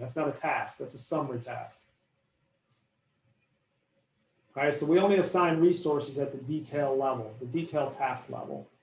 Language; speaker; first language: English; native; English